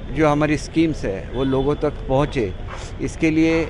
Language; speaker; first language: Hindi; non-native, local second language; Marathi